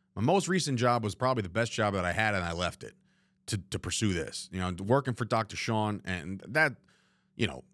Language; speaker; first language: English; native; English